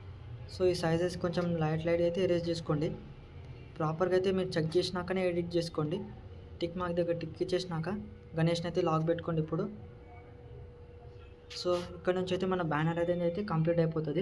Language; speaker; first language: Telugu; native; Telugu